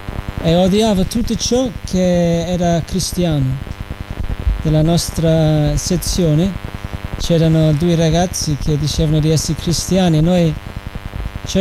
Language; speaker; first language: Italian; non-native, fluent; English